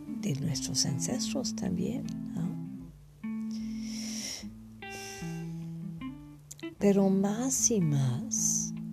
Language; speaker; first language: Spanish; non-native, fluent; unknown